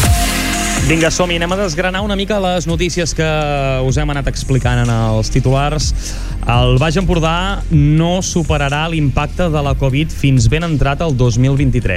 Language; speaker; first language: Catalan; native; Catalan